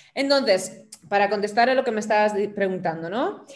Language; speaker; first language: Spanish; non-native, fluent; German